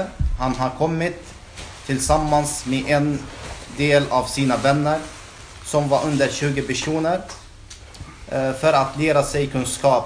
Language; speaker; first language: Swedish; non-native, fluent; Arabic